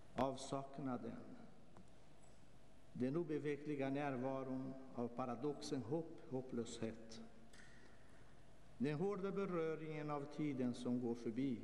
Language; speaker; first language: Swedish; non-native, fluent; Portuguese